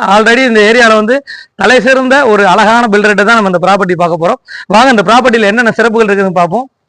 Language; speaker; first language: Tamil; native; Tamil